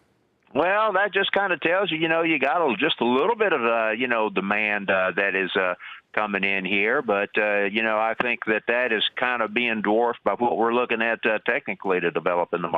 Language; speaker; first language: English; native; English